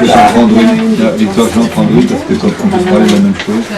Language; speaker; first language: French; native; French